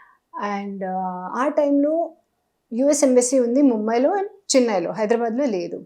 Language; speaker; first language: Telugu; non-native, learner; Hindi